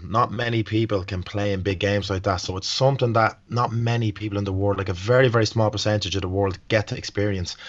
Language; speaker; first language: English; native; English